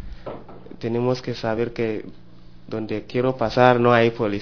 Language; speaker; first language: Spanish; non-native, learner; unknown